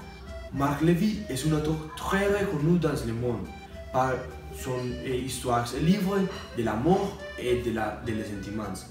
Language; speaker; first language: French; non-native, learner; Spanish